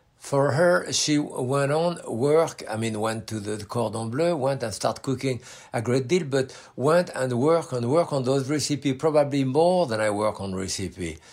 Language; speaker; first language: English; non-native, fluent; French